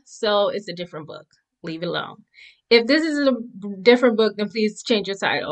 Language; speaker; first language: English; native; English